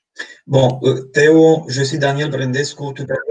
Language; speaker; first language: French; non-native, fluent; Romanian